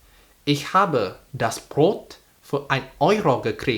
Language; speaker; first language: German; non-native, fluent; Indonesian